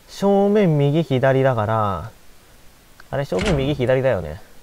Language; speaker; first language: Japanese; native; Japanese